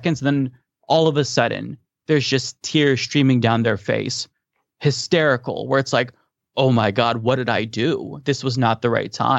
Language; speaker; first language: English; native; English